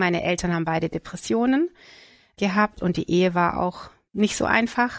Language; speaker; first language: German; native; German